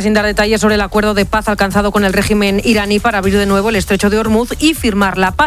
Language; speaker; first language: Spanish; native; Spanish